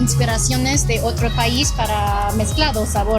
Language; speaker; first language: Spanish; non-native, learner; Chinese